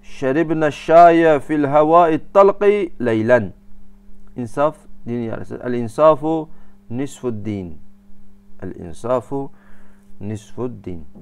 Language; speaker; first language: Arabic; non-native, fluent; Turkish